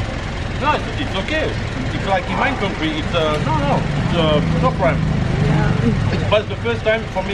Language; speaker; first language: English; non-native, learner; French